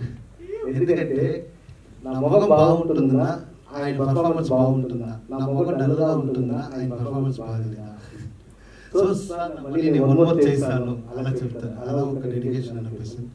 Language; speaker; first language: Telugu; non-native, learner; Tamil